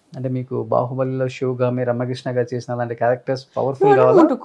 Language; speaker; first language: Telugu; native; Telugu